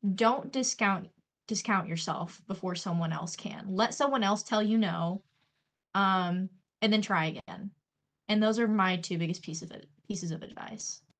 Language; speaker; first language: English; native; English